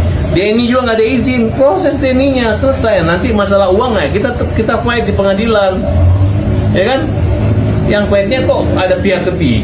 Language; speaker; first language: Indonesian; native; Indonesian